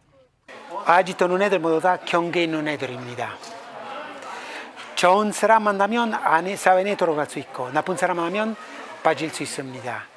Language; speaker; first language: Korean; non-native, fluent; Italian